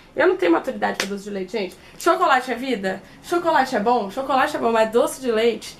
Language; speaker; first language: Portuguese; native; Portuguese